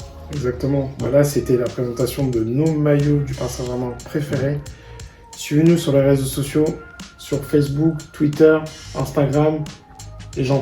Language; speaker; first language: French; native; French